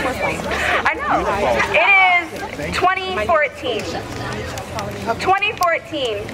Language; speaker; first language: English; native; English